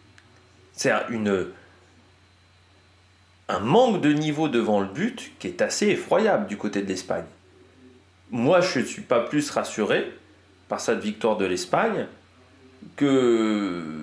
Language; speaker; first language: French; native; French